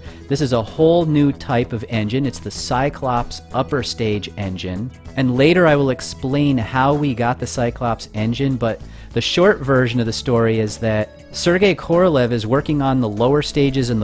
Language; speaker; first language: English; native; English